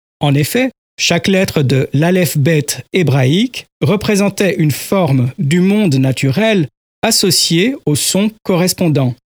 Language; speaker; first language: French; native; French